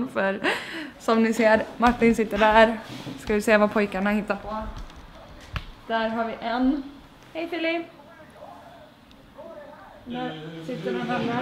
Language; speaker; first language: Swedish; native; Swedish